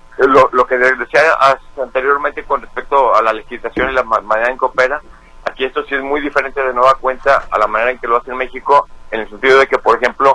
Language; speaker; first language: Spanish; native; Spanish